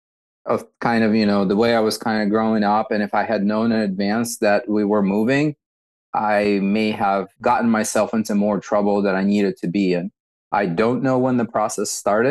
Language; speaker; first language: English; early bilingual, other home language; Russian